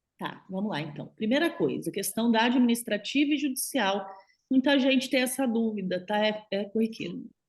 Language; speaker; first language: Portuguese; native; Portuguese